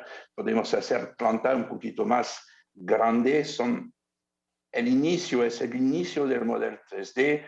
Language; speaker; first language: Spanish; non-native, learner; French